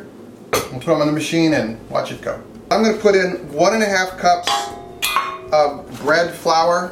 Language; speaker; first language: English; native; English